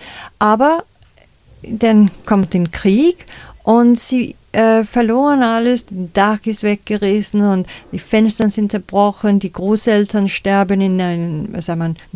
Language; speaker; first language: German; non-native, fluent; Danish